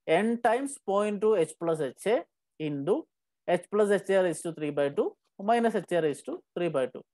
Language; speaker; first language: English; non-native, local second language; Malayalam